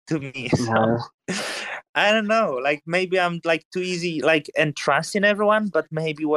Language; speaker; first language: English; non-native, fluent; Polish